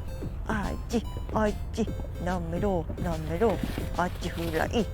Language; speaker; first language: Japanese; native; Japanese